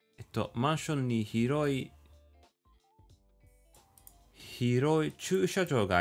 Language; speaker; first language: Japanese; non-native, learner; English